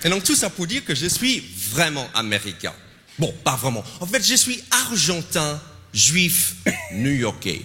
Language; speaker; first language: French; non-native, fluent; English